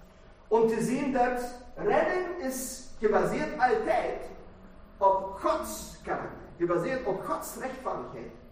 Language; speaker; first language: Dutch; non-native, fluent; German